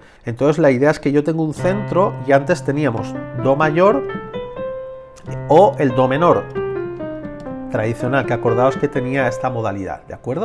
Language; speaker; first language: Spanish; native; Spanish